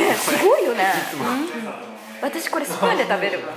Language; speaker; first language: Japanese; native; Japanese